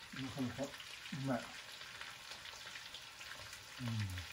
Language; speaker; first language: Japanese; native; Japanese